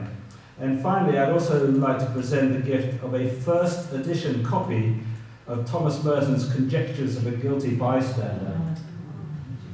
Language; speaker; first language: English; native; English